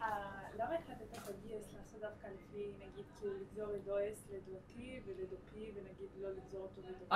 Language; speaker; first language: Hebrew; native; Hebrew